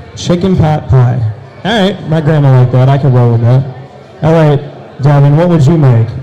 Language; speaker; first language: English; early bilingual, other home language; Italian